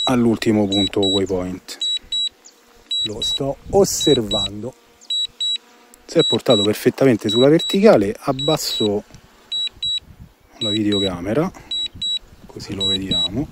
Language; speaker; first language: Italian; native; Italian